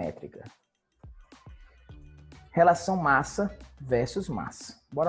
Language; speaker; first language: Portuguese; native; Portuguese